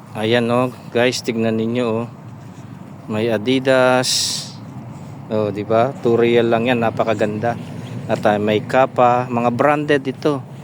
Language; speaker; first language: Filipino; non-native, local second language; Pampanga